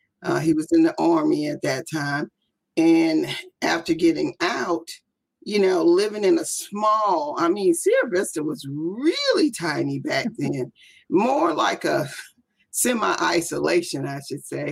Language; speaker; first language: English; native; English